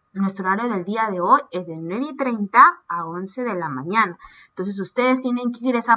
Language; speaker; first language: Spanish; native; Spanish